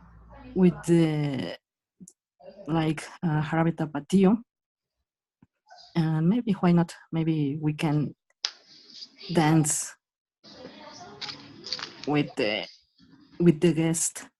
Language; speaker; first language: English; non-native, learner; Spanish